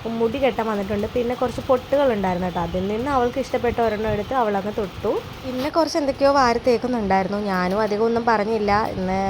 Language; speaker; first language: Malayalam; native; Malayalam